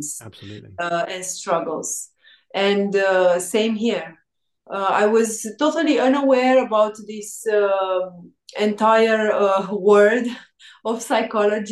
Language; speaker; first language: English; non-native, fluent; Romanian